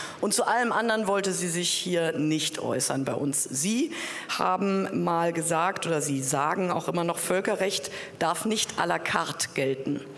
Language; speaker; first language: German; native; German